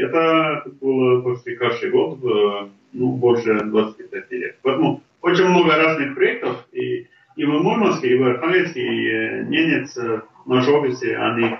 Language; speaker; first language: Russian; non-native, fluent; Norwegian